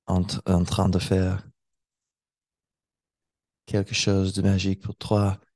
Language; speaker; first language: French; non-native, learner; English